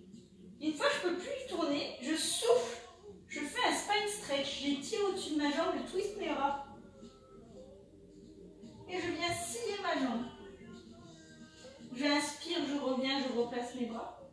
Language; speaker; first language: French; native; French